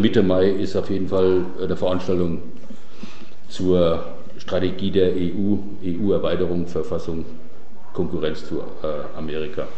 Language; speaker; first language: German; native; German